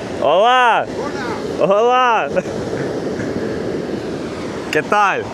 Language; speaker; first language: Spanish; non-native, learner; Ukrainian